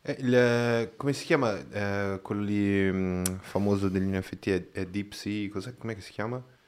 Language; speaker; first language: Italian; non-native, fluent; Portuguese